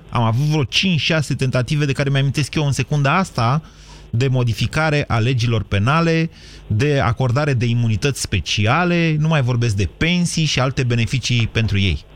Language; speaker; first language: Romanian; native; Romanian